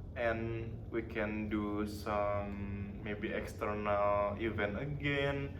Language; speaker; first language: English; non-native, learner; Indonesian